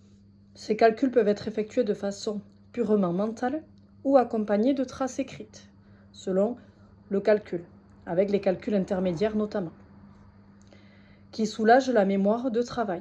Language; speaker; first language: French; native; French